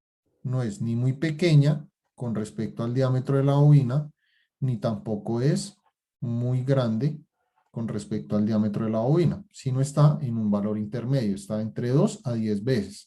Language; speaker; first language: Spanish; native; Spanish